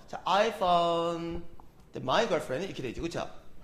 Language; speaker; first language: Korean; native; Korean